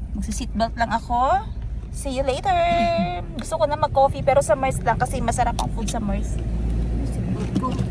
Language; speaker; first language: Filipino; non-native, local second language; Cebuano